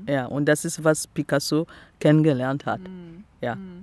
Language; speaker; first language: German; non-native, fluent; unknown